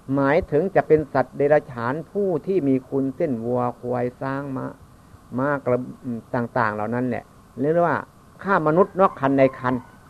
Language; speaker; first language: Thai; non-native, local second language; Northeastern Thai